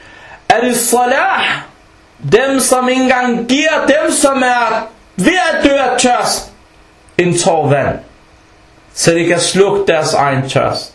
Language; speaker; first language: Danish; non-native, local second language; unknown